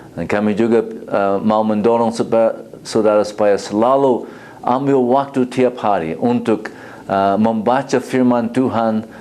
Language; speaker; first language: Indonesian; non-native, fluent; English